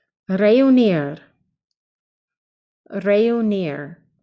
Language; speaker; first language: English; native; English